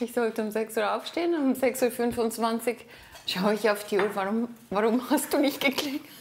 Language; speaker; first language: German; native; German